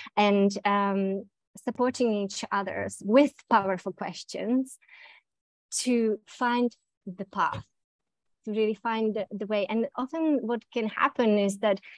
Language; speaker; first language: English; native; English